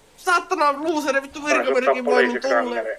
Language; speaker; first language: Finnish; native; Finnish